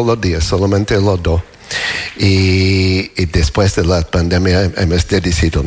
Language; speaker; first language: Spanish; non-native, learner; English